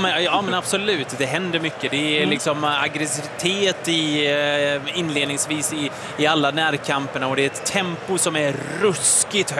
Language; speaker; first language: Swedish; native; Swedish